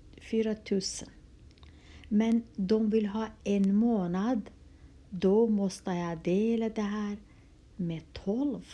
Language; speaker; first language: Swedish; non-native, fluent; Kurdish